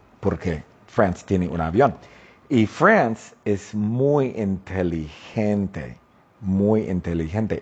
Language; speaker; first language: Spanish; non-native, fluent; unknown